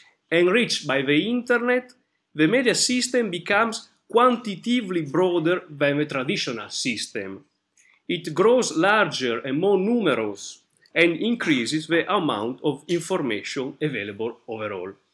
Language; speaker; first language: English; non-native, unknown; Italian